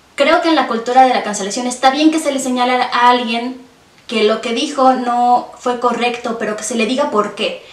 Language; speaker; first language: Spanish; native; Spanish